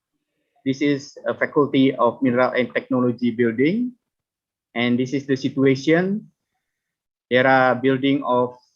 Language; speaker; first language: English; non-native, fluent; Indonesian